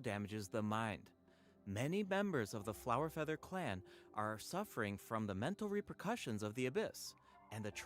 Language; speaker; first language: English; native; English